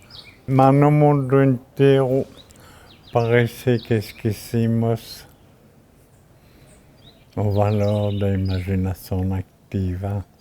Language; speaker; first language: Portuguese; non-native, fluent; French